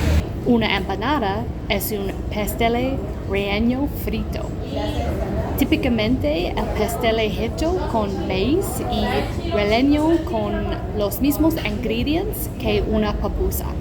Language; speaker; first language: Spanish; non-native, learner; English